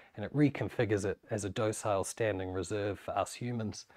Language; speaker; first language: English; native; English